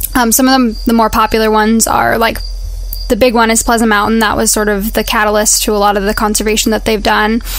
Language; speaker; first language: English; native; English